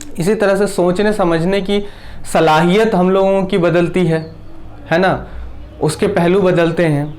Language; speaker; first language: Urdu; native; Urdu